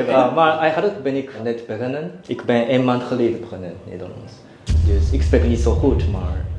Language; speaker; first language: Dutch; non-native, learner; Japanese